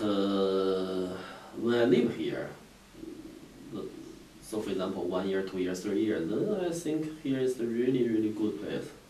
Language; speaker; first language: English; non-native, learner; Chinese